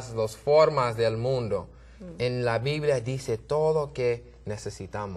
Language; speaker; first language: Spanish; non-native, learner; English